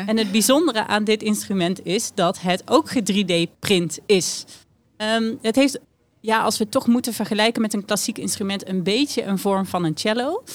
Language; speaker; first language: Dutch; native; Dutch